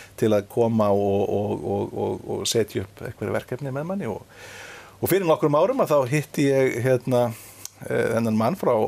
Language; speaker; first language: Icelandic; native; Icelandic